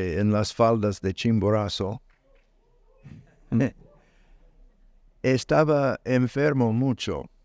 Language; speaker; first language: Spanish; non-native, learner; English